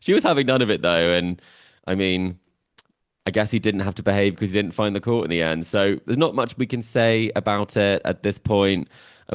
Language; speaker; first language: English; native; English